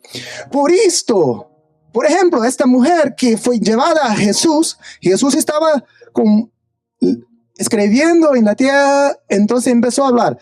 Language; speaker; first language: Spanish; non-native, fluent; Portuguese